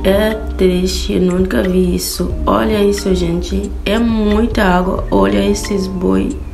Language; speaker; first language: Portuguese; non-native, fluent; Haitian Creole